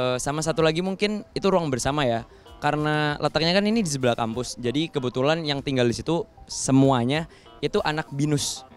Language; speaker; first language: Indonesian; native; Indonesian